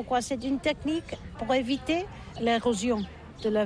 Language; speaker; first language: French; non-native, learner; Catalan